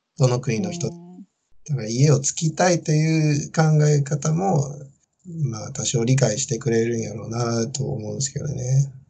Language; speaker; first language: Japanese; non-native, fluent; Chinese